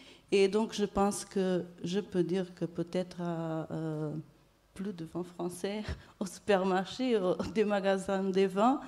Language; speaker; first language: French; non-native, fluent; Portuguese